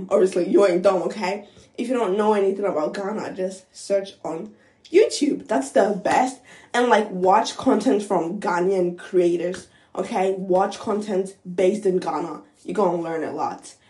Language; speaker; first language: English; non-native, local second language; Akan